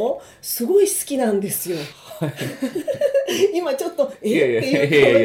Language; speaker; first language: Japanese; native; Japanese